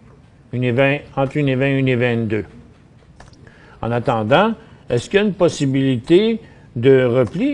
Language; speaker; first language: French; native; French